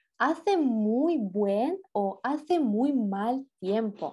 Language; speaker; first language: Spanish; non-native, fluent; Russian